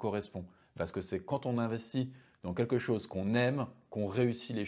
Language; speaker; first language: French; native; French